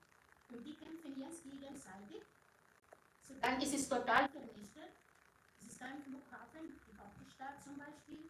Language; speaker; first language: German; non-native, fluent; Arabic